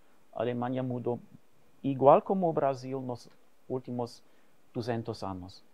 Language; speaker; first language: Portuguese; non-native, fluent; German